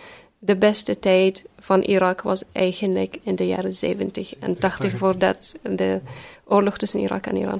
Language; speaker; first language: Dutch; early bilingual, other home language; Arabic